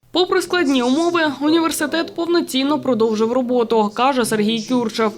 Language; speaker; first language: Ukrainian; native; Ukrainian